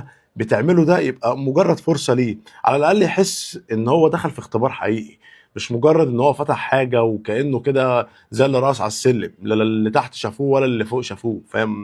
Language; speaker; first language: Arabic; native; Arabic